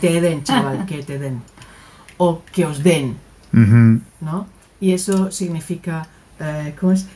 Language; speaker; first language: Spanish; native; Spanish